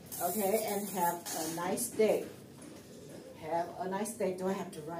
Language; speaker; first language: English; non-native, fluent; Chinese